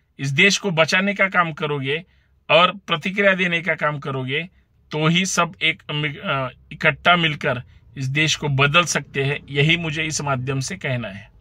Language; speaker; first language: Hindi; non-native, local second language; Marathi